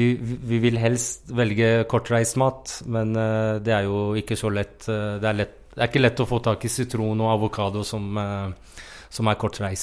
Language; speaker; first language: Norwegian; non-native, fluent; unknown